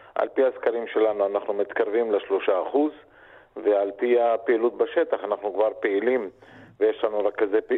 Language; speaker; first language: Hebrew; non-native, local second language; Arabic